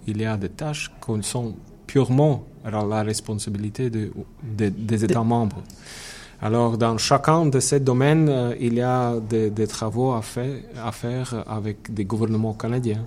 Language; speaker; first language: French; non-native, fluent; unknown